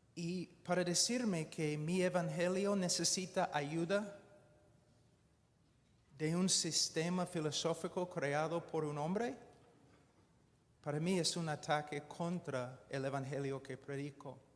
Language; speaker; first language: Spanish; non-native, fluent; English